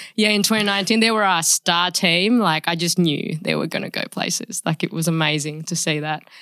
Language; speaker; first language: English; early bilingual, other home language; Indonesian